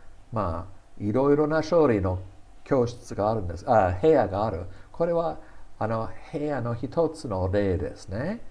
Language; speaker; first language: Japanese; non-native, fluent; English